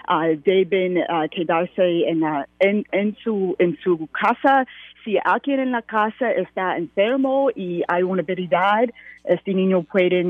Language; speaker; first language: Spanish; non-native, learner; English